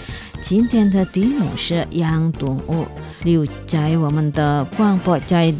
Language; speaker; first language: Chinese; non-native, learner; Indonesian